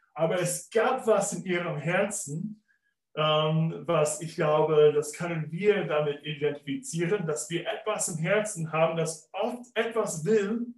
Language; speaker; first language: German; non-native, fluent; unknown